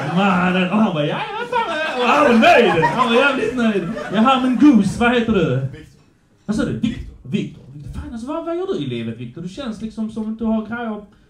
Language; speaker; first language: Swedish; early bilingual, other home language; Polish